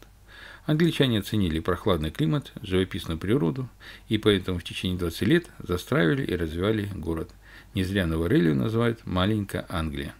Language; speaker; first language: Russian; native; Russian